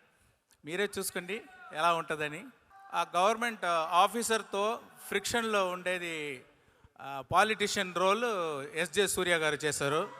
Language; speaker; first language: Telugu; non-native, learner; Tamil